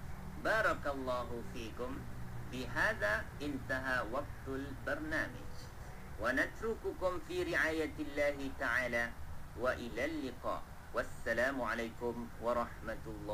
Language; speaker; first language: Arabic; non-native, fluent; Malay